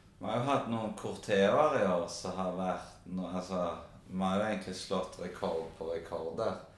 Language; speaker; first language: Norwegian; native; Norwegian